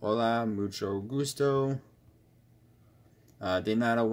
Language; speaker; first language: Spanish; non-native, learner; English